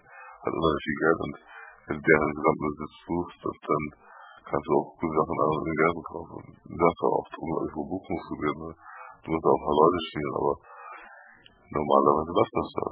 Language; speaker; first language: German; native; German